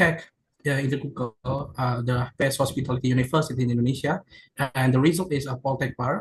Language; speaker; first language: English; non-native, learner; Indonesian